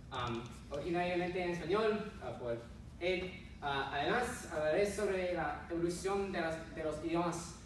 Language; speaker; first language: Spanish; non-native, learner; English